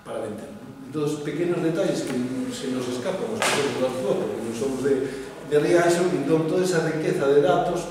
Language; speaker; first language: Spanish; non-native, local second language; Galician